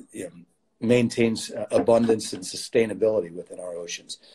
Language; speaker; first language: English; native; English